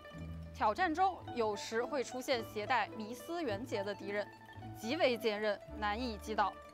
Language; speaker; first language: Chinese; native; Chinese